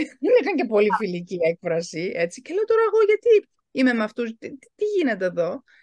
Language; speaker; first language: Greek; early bilingual, heritage; Greek